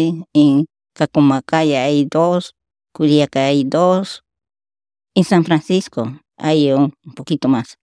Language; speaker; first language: Spanish; non-native, local second language; Shipibo-Conibo